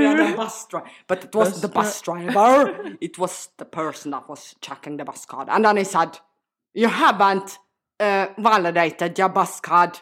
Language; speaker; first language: English; non-native, learner; Norwegian